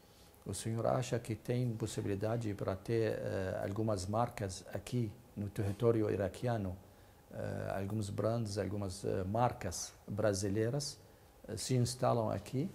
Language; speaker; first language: Portuguese; non-native, fluent; Arabic